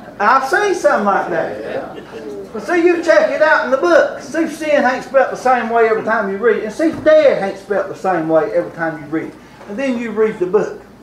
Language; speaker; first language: English; native; English